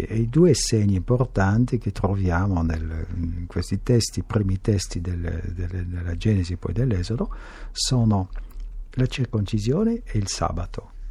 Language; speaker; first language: Italian; non-native, fluent; French